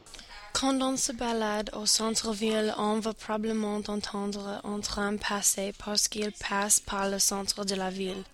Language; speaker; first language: French; non-native, learner; English